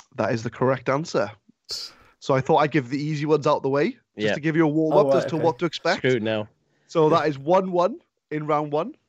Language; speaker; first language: English; native; English